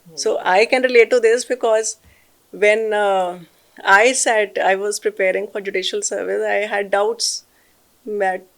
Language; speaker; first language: English; non-native, local second language; Punjabi